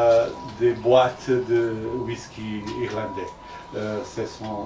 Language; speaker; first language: French; non-native, fluent; Portuguese